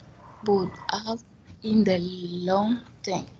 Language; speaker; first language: English; non-native, learner; Spanish